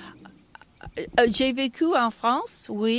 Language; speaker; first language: French; non-native, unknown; English